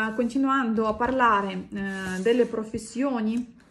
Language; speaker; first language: Italian; non-native, fluent; Russian